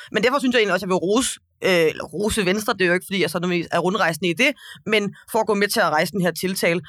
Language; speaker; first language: Danish; native; Danish